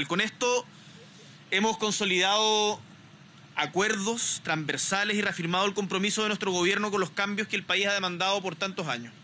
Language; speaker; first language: Spanish; native; Spanish